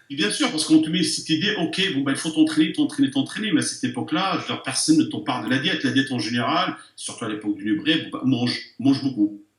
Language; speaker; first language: French; early bilingual, other home language; Arabic